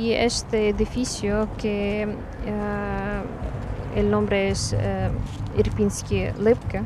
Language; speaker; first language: Spanish; non-native, learner; Ukrainian